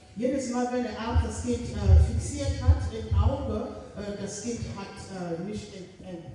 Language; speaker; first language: German; non-native, fluent; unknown